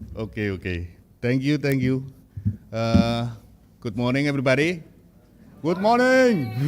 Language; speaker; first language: English; non-native, learner; Indonesian